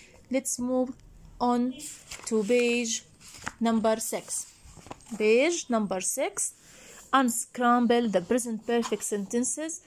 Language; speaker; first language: English; non-native, fluent; Arabic